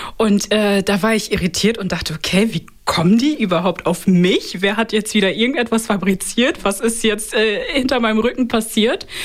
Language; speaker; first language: German; early bilingual, other home language; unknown